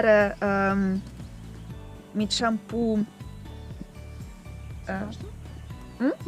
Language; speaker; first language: German; non-native, fluent; Russian